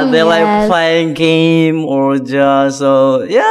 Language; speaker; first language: English; non-native, fluent; Indonesian